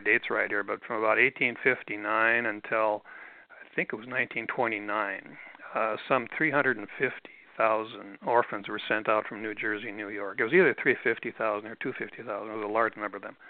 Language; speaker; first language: English; native; English